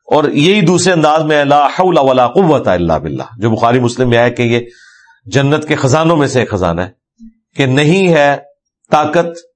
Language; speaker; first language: Urdu; non-native, local second language; Punjabi